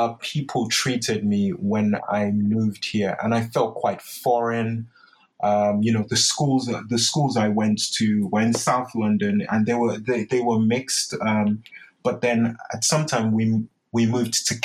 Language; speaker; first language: English; non-native, local second language; Yoruba